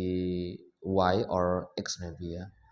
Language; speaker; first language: English; non-native, learner; Indonesian